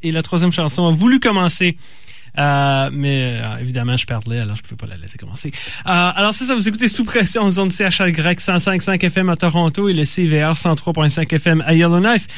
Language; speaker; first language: French; native; French